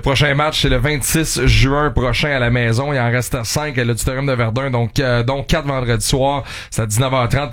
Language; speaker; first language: French; native; French